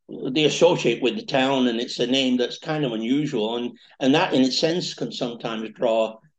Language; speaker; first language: English; native; English